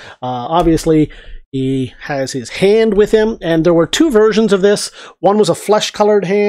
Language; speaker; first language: English; native; English